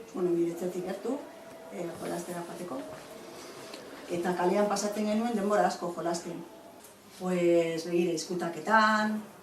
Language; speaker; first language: Basque; non-native, local second language; Spanish